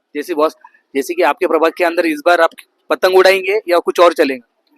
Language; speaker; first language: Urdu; non-native, local second language; Marathi